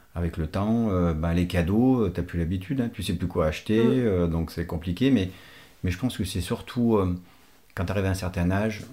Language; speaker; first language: French; non-native, fluent; Portuguese